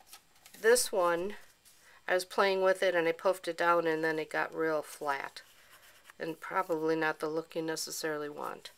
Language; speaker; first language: English; native; English